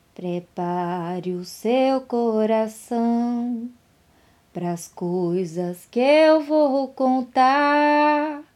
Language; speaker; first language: French; non-native, fluent; Portuguese